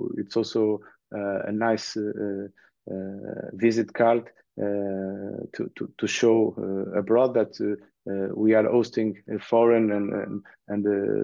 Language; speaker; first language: English; early bilingual, other home language; Portuguese